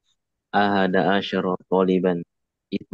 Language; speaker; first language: Arabic; non-native, learner; Indonesian